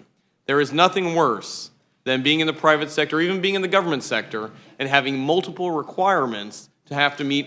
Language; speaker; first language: English; native; English